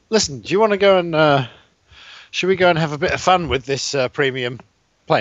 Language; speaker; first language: English; native; English